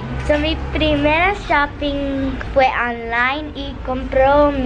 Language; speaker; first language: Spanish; early bilingual, heritage; English